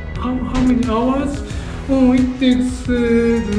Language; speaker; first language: English; non-native, learner; Japanese